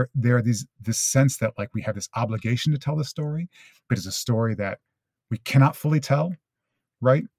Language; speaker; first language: English; early bilingual, other home language; Japanese